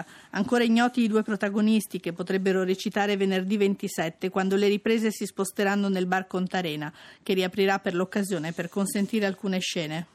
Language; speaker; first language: Italian; native; Italian